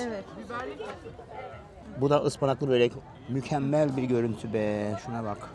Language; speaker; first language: Turkish; native; Turkish